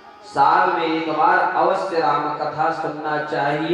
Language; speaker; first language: Hindi; native; Hindi